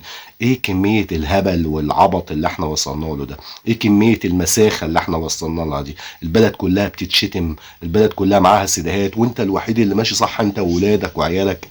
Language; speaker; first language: Arabic; native; Arabic